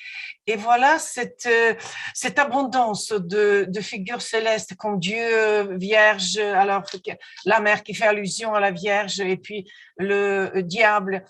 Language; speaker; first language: French; non-native, fluent; Ukrainian